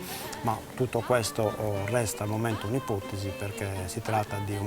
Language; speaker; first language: Italian; native; Italian